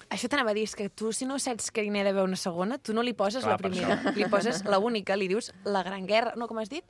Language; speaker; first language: Catalan; native; Catalan